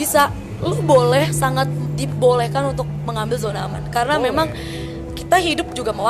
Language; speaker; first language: Indonesian; native; Indonesian